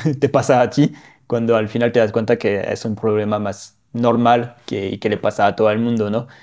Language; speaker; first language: Spanish; non-native, fluent; French